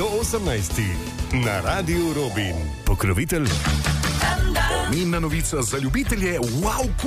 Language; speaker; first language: Slovenian; native; Slovenian